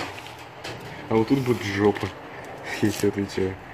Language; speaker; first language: Russian; native; Russian